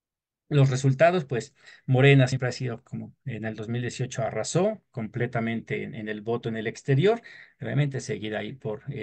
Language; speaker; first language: Spanish; native; Spanish